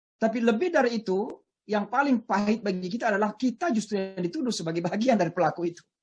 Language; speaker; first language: Indonesian; non-native, local second language; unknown